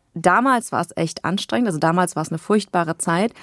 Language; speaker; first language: German; native; German